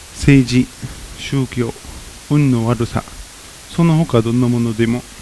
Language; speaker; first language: Japanese; non-native, fluent; Arabic